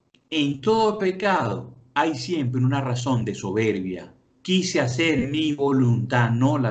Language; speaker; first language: Spanish; native; Spanish